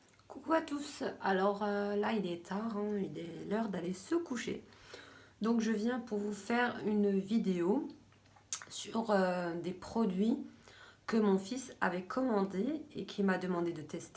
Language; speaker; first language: French; native; French